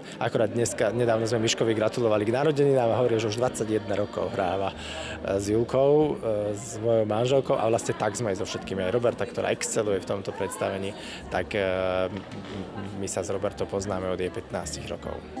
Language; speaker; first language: Slovak; native; Slovak